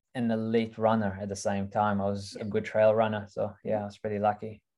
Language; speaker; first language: English; early bilingual, other home language; Russian